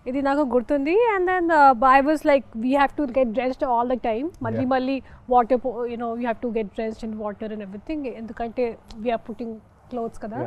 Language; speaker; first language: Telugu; non-native, local second language; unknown